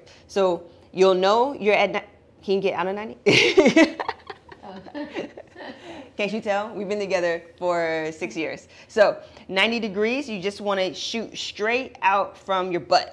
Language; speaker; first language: English; native; English